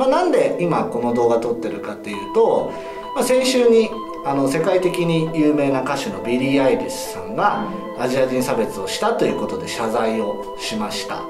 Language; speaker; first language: Japanese; native; Japanese